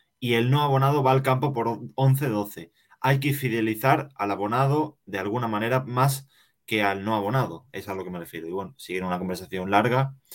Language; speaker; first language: Spanish; native; Spanish